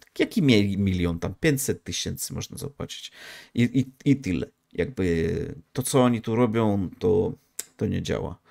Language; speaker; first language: Polish; non-native, fluent; Russian